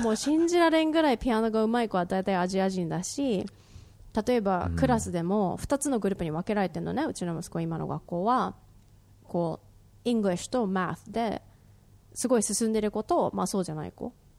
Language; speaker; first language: Japanese; native; Japanese